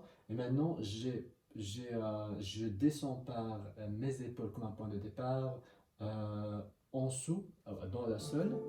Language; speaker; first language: French; non-native, learner; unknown